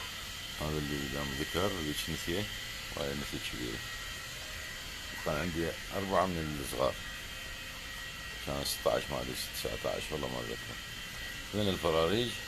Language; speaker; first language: Arabic; native; Arabic